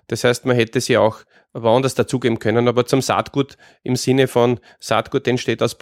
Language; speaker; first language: German; native; German